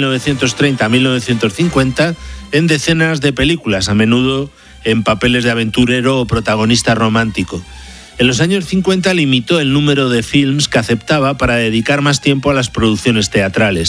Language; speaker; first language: Spanish; native; Spanish